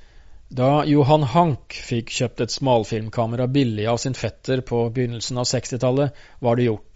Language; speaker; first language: Norwegian; native; Norwegian